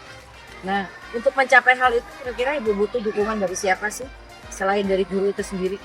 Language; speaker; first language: Indonesian; native; Indonesian